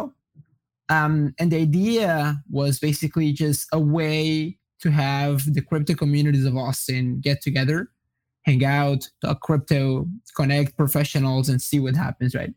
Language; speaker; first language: English; non-native, fluent; Portuguese